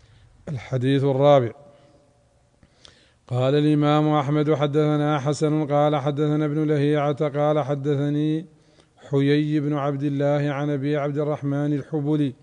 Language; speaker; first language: Arabic; native; Arabic